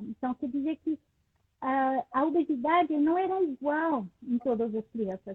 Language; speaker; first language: Portuguese; non-native, fluent; French